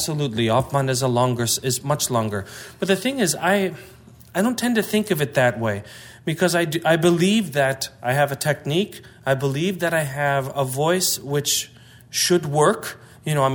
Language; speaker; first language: English; native; English